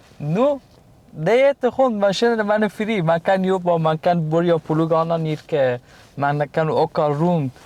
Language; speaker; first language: Swedish; non-native, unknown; Persian